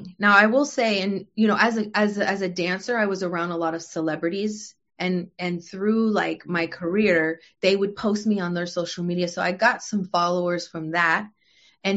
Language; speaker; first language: English; early bilingual, other home language; French